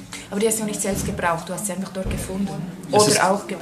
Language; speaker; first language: German; non-native, fluent; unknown